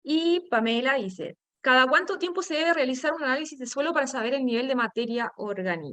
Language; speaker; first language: Spanish; native; Spanish